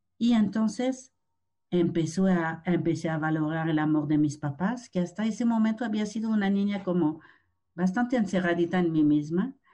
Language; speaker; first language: Spanish; non-native, fluent; French